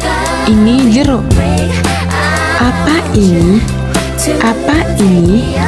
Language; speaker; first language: Indonesian; native; Indonesian